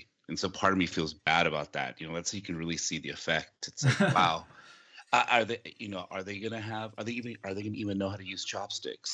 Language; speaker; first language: English; early bilingual, other home language; Japanese